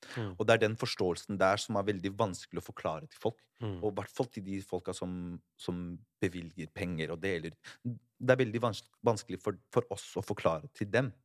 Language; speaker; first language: Norwegian; early bilingual, other home language; Spanish